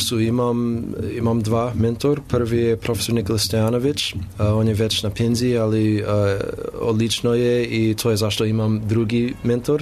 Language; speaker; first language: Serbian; non-native, learner; English